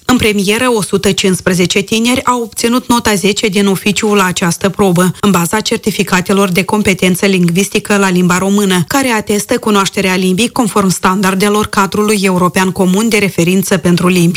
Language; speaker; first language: Romanian; native; Romanian